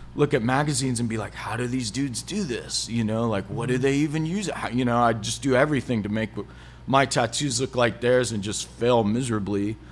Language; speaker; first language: English; native; English